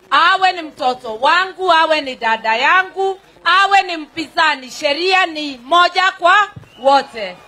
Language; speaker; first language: Swahili; non-native, local second language; Kikuyu